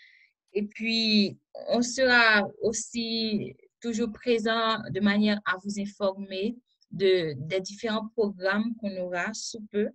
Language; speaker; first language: French; non-native, local second language; Haitian Creole